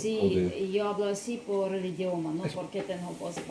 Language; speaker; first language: Spanish; non-native, learner; Russian